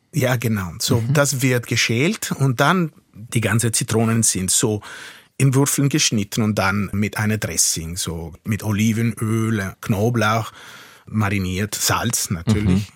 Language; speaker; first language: German; non-native, fluent; Italian